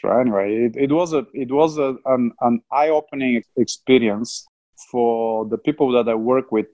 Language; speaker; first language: English; non-native, fluent; Bulgarian